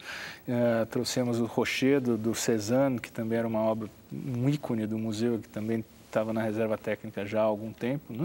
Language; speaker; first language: Portuguese; native; Portuguese